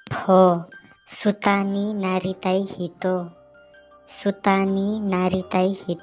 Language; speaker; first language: Japanese; non-native, learner; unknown